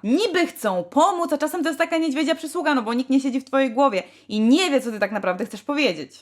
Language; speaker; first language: Polish; native; Polish